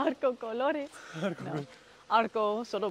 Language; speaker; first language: Spanish; non-native, learner; Danish